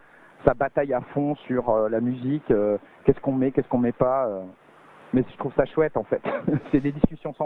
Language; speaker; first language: French; native; French